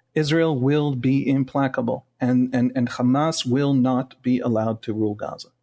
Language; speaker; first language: English; non-native, fluent; Hebrew